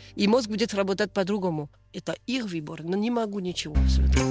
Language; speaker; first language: Russian; non-native, fluent; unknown